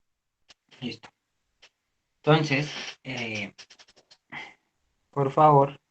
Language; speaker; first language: Spanish; native; Spanish